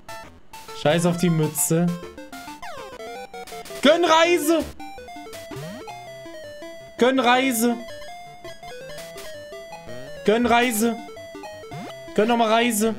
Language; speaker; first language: German; native; German